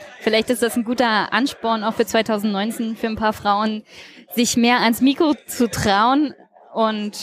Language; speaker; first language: German; native; German